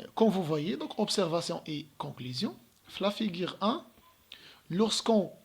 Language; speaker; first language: French; non-native, local second language; Arabic